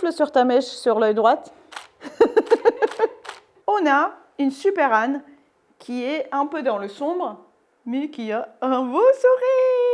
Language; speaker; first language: French; native; French